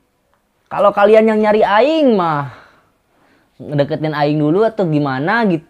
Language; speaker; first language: Indonesian; non-native, local second language; Sundanese